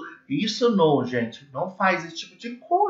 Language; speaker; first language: Portuguese; non-native, learner; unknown